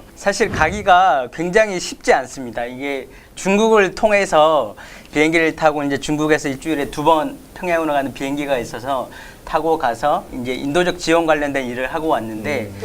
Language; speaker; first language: Korean; native; Korean